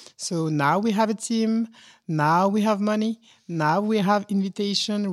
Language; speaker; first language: English; non-native, learner; French